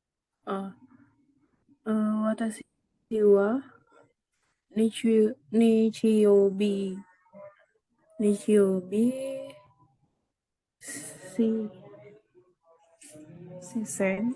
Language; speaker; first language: Japanese; non-native, learner; Indonesian